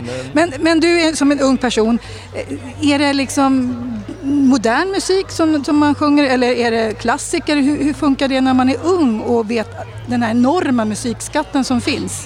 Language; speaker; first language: Swedish; native; Swedish